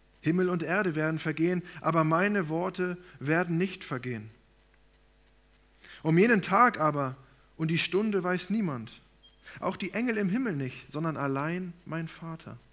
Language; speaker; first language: German; native; German